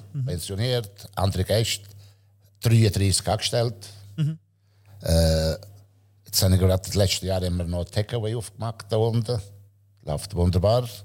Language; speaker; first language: German; non-native, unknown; Italian